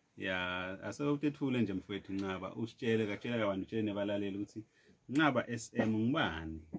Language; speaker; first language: Zulu; non-native, local second language; Swati